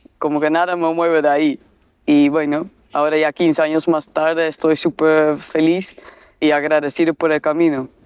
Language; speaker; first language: Spanish; non-native, fluent; Dutch